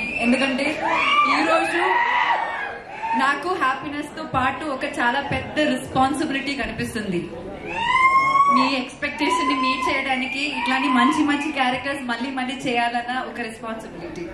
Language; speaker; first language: Telugu; non-native, fluent; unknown